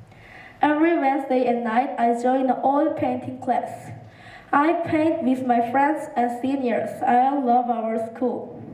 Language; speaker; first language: English; non-native, learner; Korean